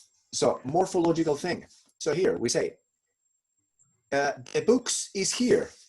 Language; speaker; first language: English; non-native, fluent; Spanish